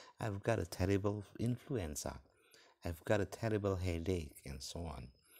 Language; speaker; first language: English; non-native, fluent; Indonesian